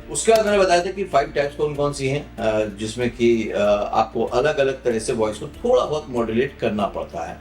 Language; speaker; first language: Hindi; native; Hindi